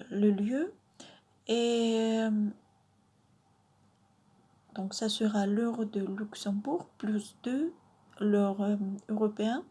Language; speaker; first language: French; non-native, fluent; Russian